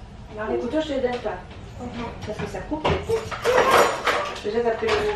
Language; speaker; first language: French; native; French